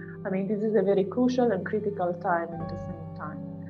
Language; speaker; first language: English; non-native, fluent; Italian